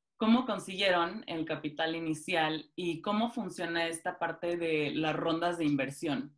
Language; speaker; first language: Spanish; native; Spanish